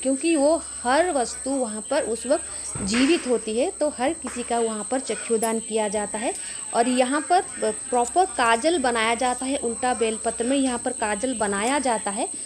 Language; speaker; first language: Hindi; non-native, local second language; Bangla